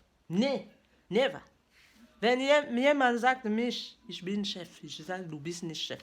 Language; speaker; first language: German; non-native, learner; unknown